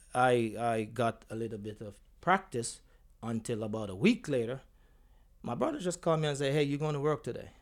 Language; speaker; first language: English; non-native, local second language; Jamaican Creole English